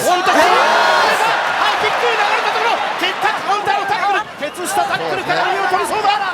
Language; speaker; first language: Japanese; native; Japanese